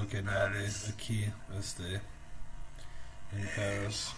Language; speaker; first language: Spanish; non-native, learner; English